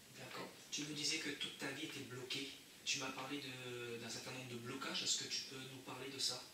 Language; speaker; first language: French; native; French